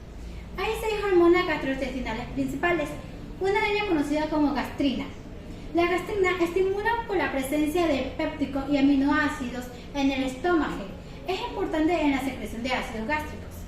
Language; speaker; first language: Spanish; native; Spanish